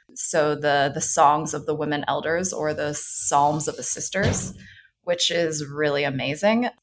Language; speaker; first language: English; early bilingual, other home language; Chinese